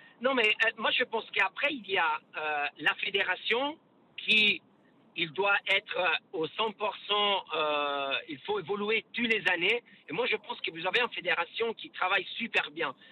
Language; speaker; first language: French; non-native, fluent; Italian